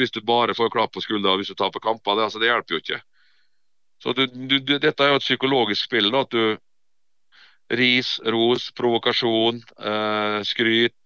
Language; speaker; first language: Norwegian; native; Norwegian